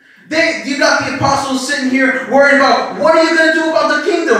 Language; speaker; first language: English; early bilingual, other home language; Spanish